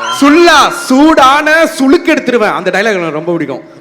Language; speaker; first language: Tamil; native; Tamil